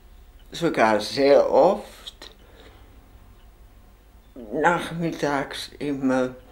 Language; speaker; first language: German; non-native, fluent; Czech